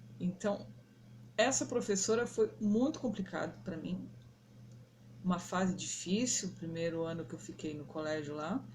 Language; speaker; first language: Portuguese; non-native, local second language; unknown